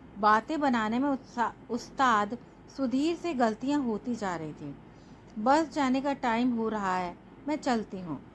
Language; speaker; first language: Hindi; native; Hindi